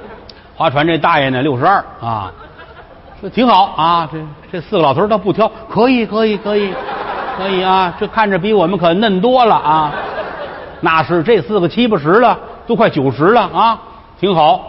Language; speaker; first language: Chinese; native; Chinese